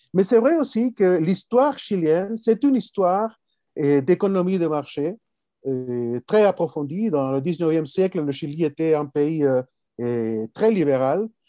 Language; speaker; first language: French; non-native, fluent; Spanish